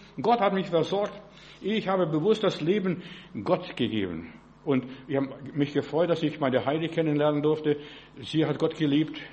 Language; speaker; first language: German; non-native, fluent; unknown